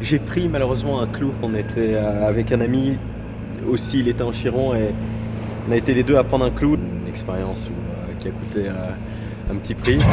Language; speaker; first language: French; native; French